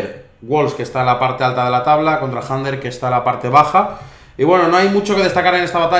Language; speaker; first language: Spanish; native; Spanish